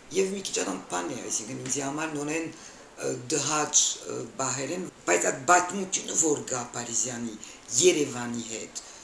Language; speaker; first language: Armenian; early bilingual, heritage; Armenian